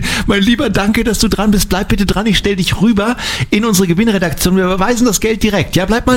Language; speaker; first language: German; native; German